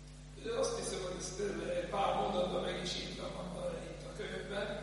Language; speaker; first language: Hungarian; non-native, fluent; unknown